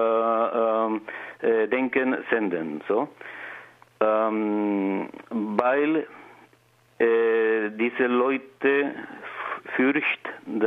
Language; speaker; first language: German; non-native, learner; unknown